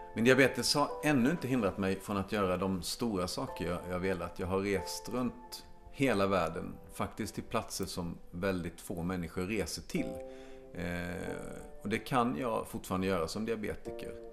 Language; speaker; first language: Swedish; native; Swedish